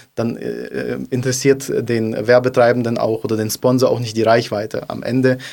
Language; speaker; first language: German; non-native, fluent; Russian